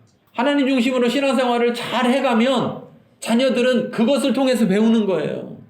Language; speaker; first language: Korean; native; Korean